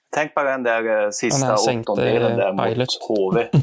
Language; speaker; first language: Swedish; native; Swedish